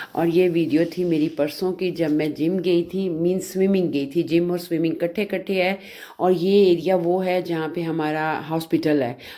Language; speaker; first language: Urdu; non-native, local second language; Punjabi